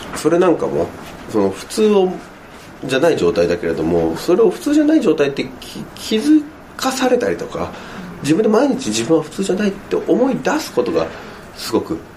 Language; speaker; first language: Japanese; native; Japanese